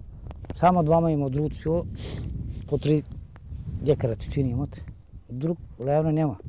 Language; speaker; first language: Bulgarian; non-native, local second language; Turkish